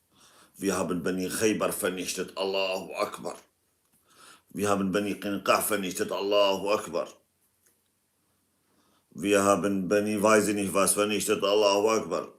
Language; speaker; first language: German; non-native, fluent; Kurdish